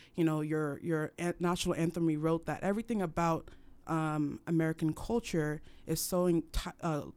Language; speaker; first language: English; non-native, local second language; French